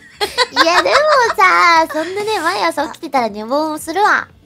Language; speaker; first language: Japanese; native; Japanese